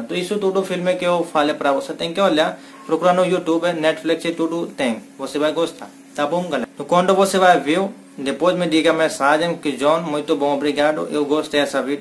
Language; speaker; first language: Portuguese; non-native, learner; Hindi